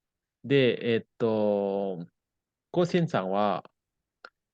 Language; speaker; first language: Japanese; non-native, fluent; Indonesian